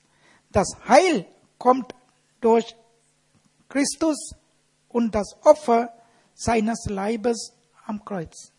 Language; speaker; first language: German; non-native, fluent; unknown